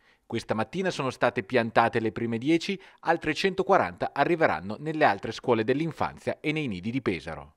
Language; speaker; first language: Italian; native; Italian